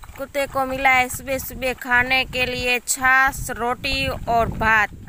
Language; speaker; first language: Hindi; non-native, local second language; Gujarati